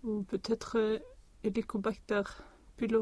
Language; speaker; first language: French; non-native, learner; Swedish